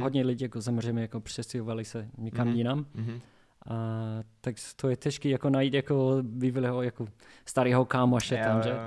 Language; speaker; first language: Czech; non-native, learner; English